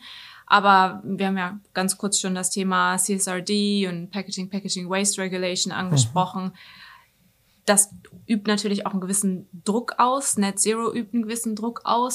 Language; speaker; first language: German; native; German